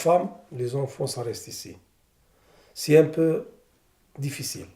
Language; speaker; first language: French; non-native, learner; Arabic